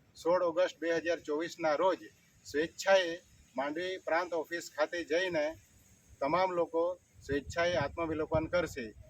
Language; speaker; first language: Gujarati; non-native, local second language; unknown